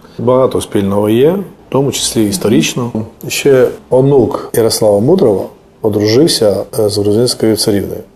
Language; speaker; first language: Ukrainian; non-native, fluent; Georgian